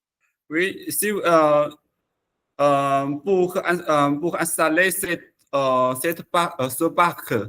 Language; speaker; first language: French; non-native, learner; Chinese